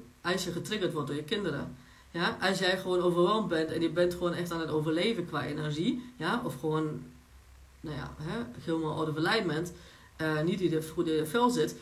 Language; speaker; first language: Dutch; non-native, fluent; Polish